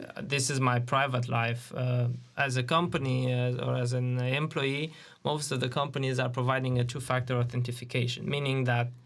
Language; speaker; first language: English; non-native, fluent; Romanian